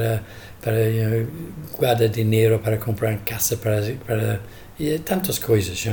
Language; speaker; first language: Portuguese; non-native, fluent; English